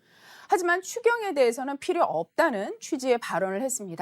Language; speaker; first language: Korean; native; Korean